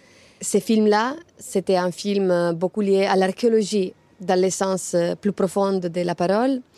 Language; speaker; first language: French; non-native, fluent; Italian